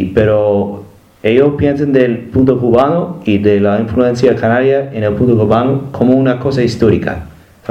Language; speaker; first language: Spanish; non-native, learner; English